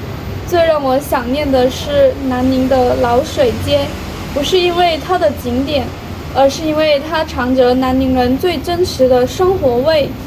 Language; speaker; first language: Chinese; native; Chinese